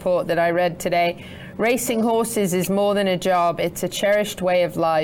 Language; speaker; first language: English; native; English